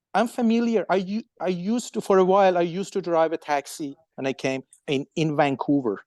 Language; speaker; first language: English; non-native, fluent; Persian